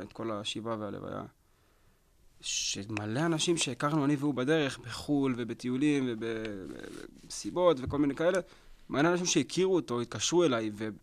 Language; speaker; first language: Hebrew; native; Hebrew